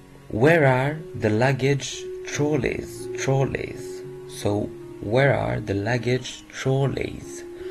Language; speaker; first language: English; non-native, fluent; Arabic